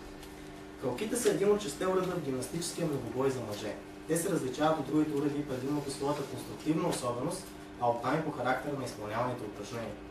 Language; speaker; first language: Bulgarian; native; Bulgarian